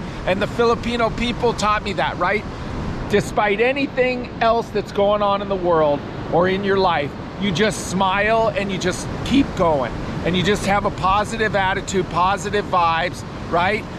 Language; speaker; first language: English; native; English